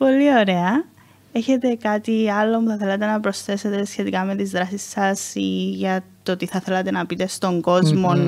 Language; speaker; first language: Greek; native; Greek